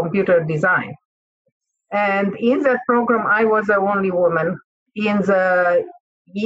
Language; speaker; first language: English; non-native, fluent; Hungarian